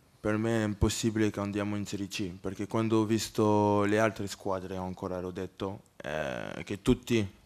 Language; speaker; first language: Italian; non-native, learner; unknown